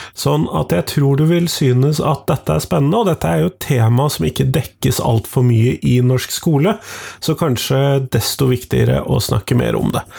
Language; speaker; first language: Norwegian; native; Norwegian